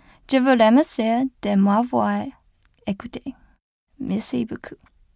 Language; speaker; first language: French; non-native, learner; Japanese